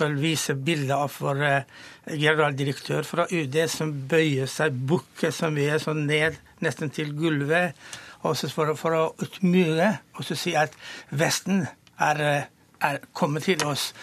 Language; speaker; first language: Norwegian; non-native, fluent; Persian